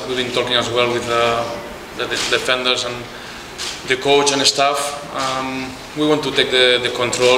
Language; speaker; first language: English; non-native, fluent; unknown